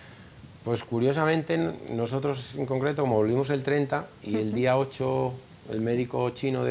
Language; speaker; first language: Spanish; native; Spanish